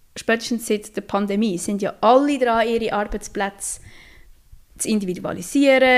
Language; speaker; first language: German; native; German